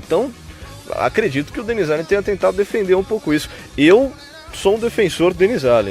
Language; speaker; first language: Portuguese; native; Portuguese